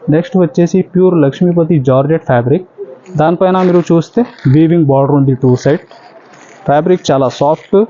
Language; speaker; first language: Telugu; non-native, local second language; Urdu